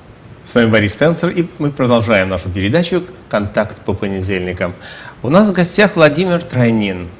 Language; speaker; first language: Russian; native; Russian